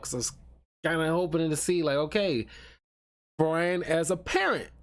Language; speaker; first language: English; native; English